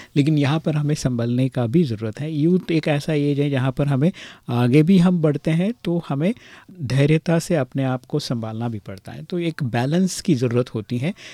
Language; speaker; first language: Hindi; native; Hindi